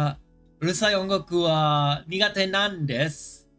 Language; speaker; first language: Japanese; non-native, learner; English